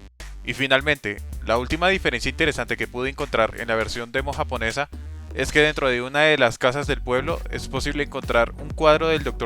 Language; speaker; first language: Spanish; native; Spanish